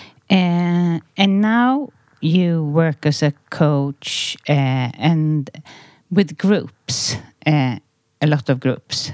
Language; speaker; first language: English; non-native, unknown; Swedish